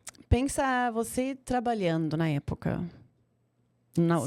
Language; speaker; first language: Portuguese; non-native, fluent; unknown